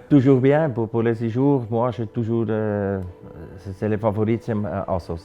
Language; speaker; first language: French; non-native, local second language; German